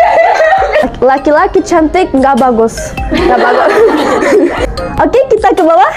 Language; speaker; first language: Indonesian; non-native, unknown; German